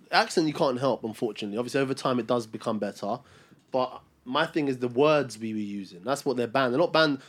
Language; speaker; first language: English; early bilingual, other home language; Albanian